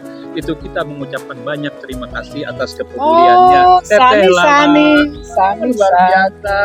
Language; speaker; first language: Indonesian; native; Indonesian